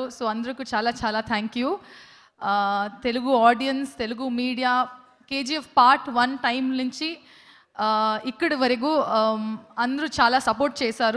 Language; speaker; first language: Telugu; non-native, learner; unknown